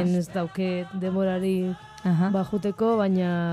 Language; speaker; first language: Basque; non-native, local second language; Spanish